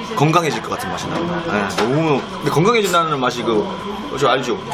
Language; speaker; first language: Korean; native; Korean